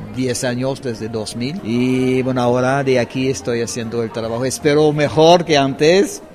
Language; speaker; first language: Spanish; non-native, fluent; French